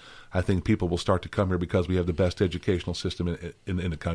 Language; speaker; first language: English; native; English